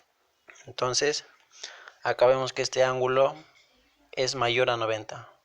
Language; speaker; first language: Spanish; native; Spanish